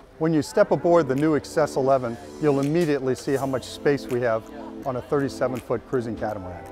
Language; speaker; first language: English; native; English